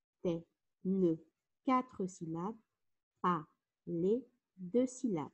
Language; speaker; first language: French; non-native, local second language; Arabic